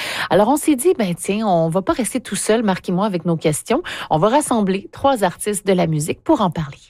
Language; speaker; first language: French; native; French